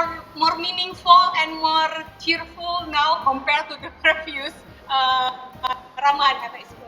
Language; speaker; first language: English; non-native, learner; Indonesian